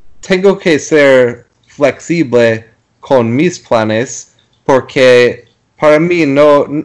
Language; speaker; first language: Spanish; non-native, learner; English